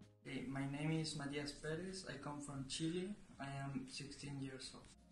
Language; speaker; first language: English; non-native, learner; Spanish